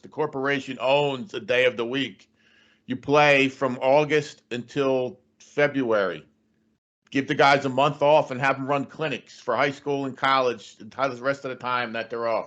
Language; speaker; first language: English; native; English